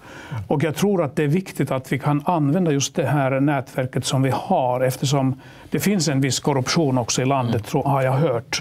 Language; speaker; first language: Swedish; non-native, local second language; Finnish